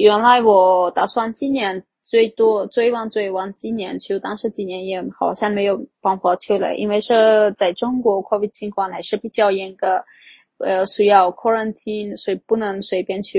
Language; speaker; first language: Chinese; non-native, fluent; Armenian